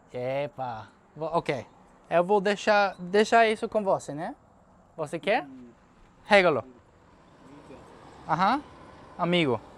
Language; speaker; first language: Portuguese; non-native, learner; English